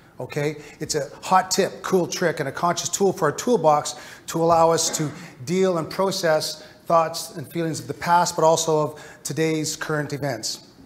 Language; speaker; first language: English; native; English